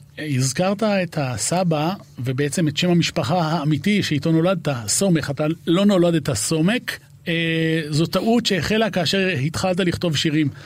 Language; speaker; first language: Hebrew; native; Hebrew